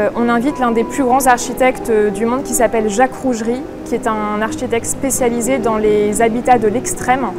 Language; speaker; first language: French; native; French